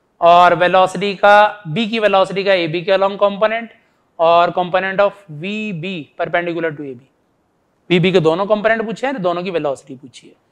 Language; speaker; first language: Hindi; native; Hindi